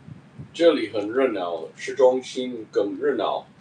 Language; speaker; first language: Chinese; non-native, learner; English